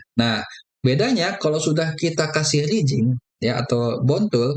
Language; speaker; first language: Indonesian; native; Indonesian